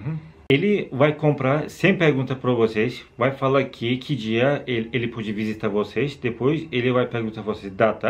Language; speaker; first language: Portuguese; non-native, learner; Turkish